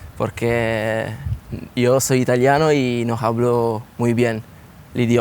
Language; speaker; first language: Spanish; non-native, learner; Italian